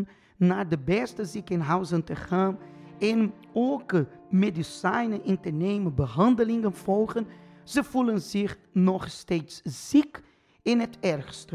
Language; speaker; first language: Dutch; non-native, fluent; Portuguese